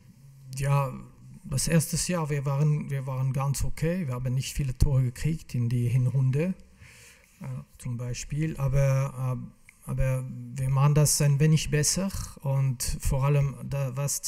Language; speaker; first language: German; non-native, local second language; French